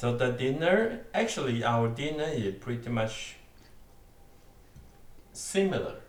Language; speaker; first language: English; non-native, learner; Chinese